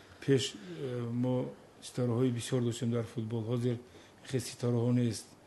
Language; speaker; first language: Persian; native; Persian